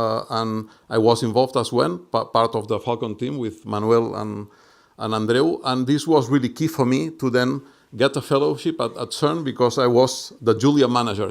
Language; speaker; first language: English; non-native, fluent; Catalan